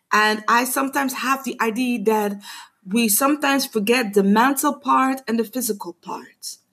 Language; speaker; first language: English; non-native, fluent; Papiamento